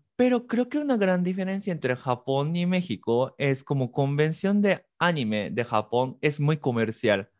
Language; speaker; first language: Spanish; non-native, fluent; Japanese